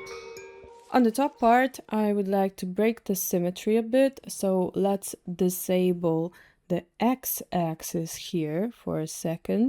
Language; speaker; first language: English; non-native, fluent; Russian